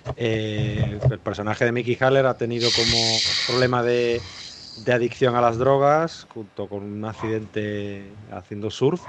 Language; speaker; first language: Spanish; native; Spanish